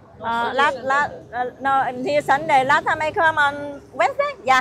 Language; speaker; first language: English; non-native, learner; Vietnamese